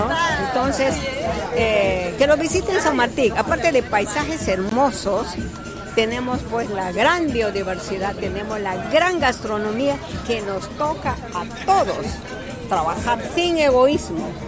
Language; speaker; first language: Spanish; native; Spanish